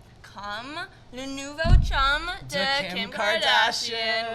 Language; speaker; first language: French; non-native, local second language; English